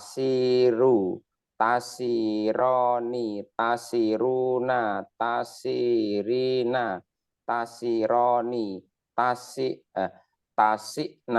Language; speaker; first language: Arabic; non-native, learner; Indonesian